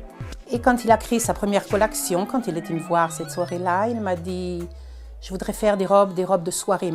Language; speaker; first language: French; non-native, local second language; Italian